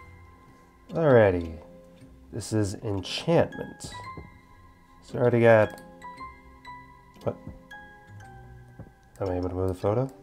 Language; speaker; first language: English; native; English